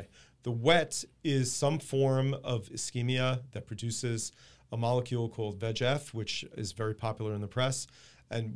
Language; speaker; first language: English; native; English